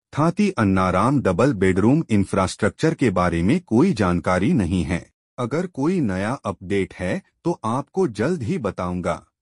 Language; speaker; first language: Hindi; non-native, local second language; Telugu